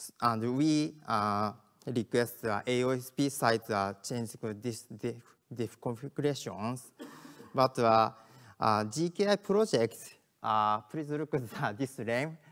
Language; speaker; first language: English; non-native, learner; Japanese